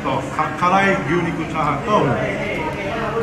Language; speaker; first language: Japanese; non-native, learner; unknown